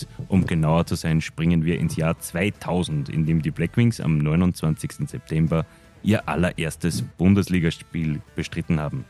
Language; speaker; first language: German; native; German